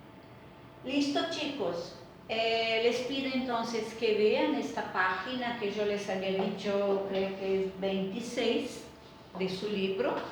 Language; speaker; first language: Spanish; non-native, fluent; Portuguese